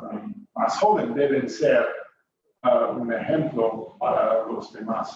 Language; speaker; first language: Spanish; non-native, fluent; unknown